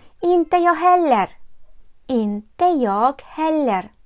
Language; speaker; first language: Swedish; non-native, fluent; Ukrainian